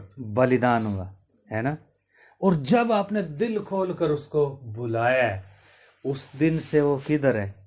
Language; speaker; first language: Hindi; native; Hindi